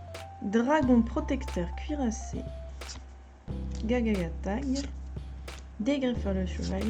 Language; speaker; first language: French; native; French